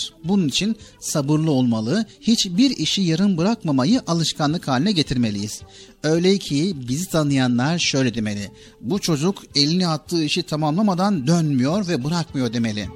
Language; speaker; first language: Turkish; native; Turkish